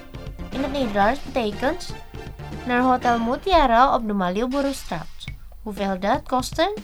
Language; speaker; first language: Dutch; non-native, fluent; Indonesian